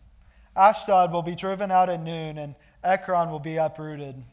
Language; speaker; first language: English; native; English